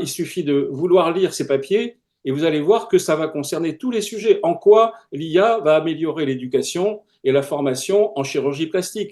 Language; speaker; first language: French; native; French